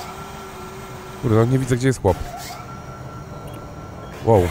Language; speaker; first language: Polish; native; Polish